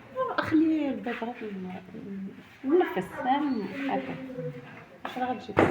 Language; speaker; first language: Arabic; native; Arabic